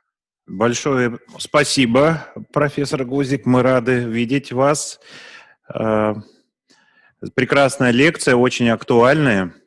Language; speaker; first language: Russian; native; Russian